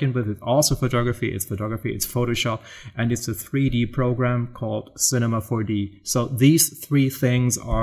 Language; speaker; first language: English; non-native, fluent; German